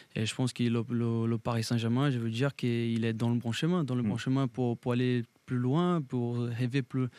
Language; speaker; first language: French; non-native, fluent; Portuguese